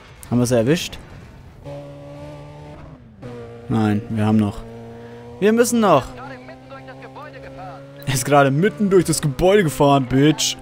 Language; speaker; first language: German; native; German